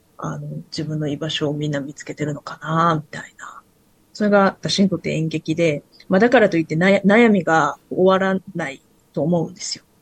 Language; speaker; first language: Japanese; native; Japanese